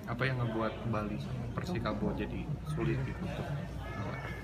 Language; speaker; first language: Indonesian; native; Indonesian